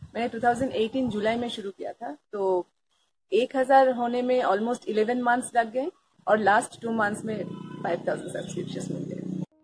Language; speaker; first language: Hindi; non-native, local second language; Bangla